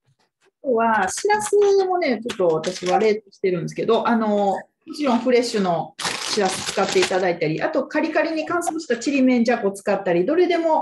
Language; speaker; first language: Japanese; native; Japanese